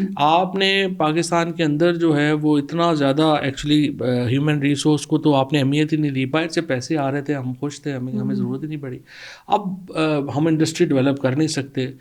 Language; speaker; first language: Urdu; non-native, local second language; Punjabi